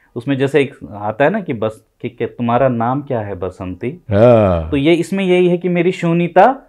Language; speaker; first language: Hindi; native; Hindi